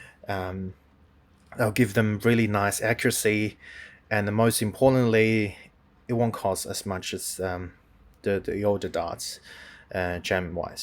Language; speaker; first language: English; non-native, fluent; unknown